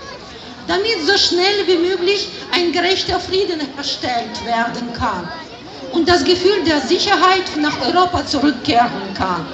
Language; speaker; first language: German; non-native, fluent; Ukrainian